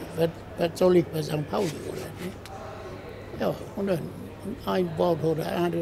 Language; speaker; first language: German; native; German